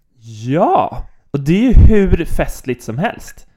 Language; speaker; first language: Swedish; native; Swedish